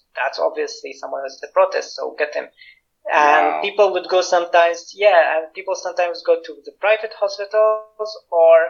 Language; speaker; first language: English; non-native, fluent; Arabic